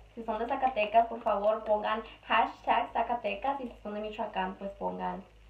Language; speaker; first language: Spanish; early bilingual, other home language; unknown